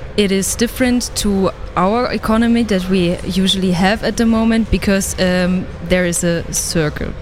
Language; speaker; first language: English; non-native, fluent; German